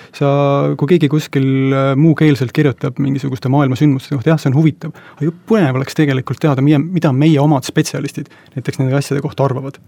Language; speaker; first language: Estonian; native; Estonian